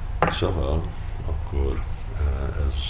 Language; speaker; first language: Hungarian; early bilingual, heritage; Hungarian